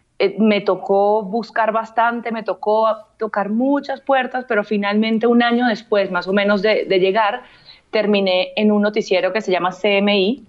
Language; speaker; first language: Spanish; native; Spanish